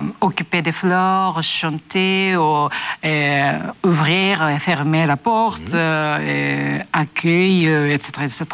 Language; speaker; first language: French; non-native, learner; Japanese